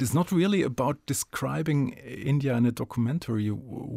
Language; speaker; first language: English; non-native, fluent; German